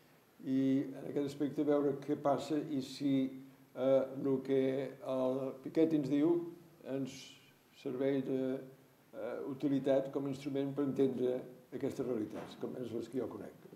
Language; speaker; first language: Catalan; native; Catalan